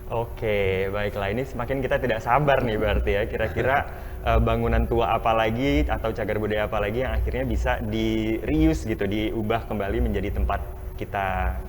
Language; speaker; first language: Indonesian; native; Indonesian